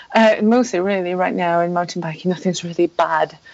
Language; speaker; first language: English; non-native, fluent; Polish